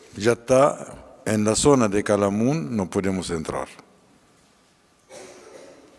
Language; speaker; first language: Spanish; non-native, fluent; Arabic